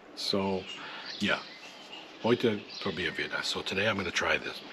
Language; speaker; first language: German; non-native, learner; English